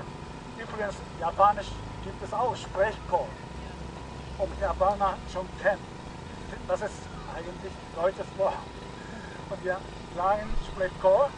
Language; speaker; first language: German; non-native, fluent; Japanese